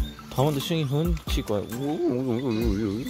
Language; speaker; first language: Chinese; non-native, learner; Korean